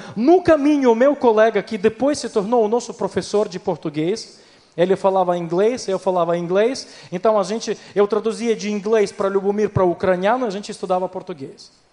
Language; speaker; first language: Portuguese; non-native, fluent; Ukrainian